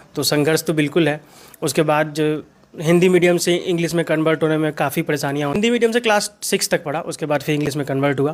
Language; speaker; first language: Hindi; native; Hindi